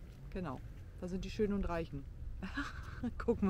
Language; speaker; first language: German; native; German